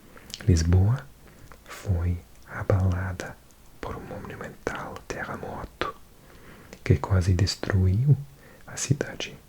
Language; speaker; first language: Portuguese; non-native, learner; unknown